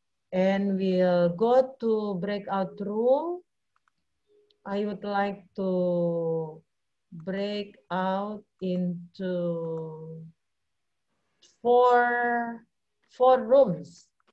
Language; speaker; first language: English; non-native, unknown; Indonesian